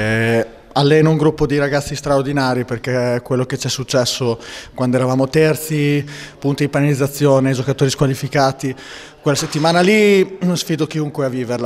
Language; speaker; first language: Italian; native; Italian